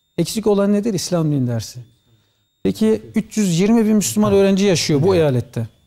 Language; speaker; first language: Turkish; early bilingual, heritage; Turkish